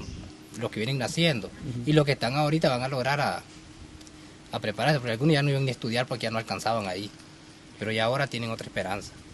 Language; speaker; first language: Spanish; native; Spanish